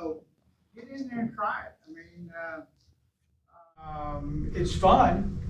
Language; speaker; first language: English; native; English